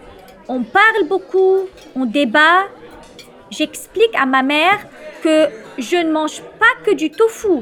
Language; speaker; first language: French; non-native, local second language; Arabic